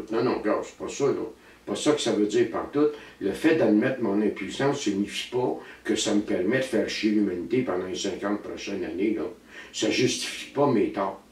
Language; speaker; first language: French; native; French